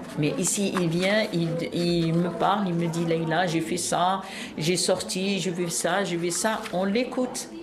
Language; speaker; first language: French; non-native, local second language; Arabic